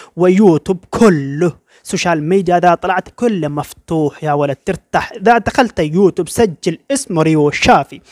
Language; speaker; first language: Arabic; non-native, learner; Oromo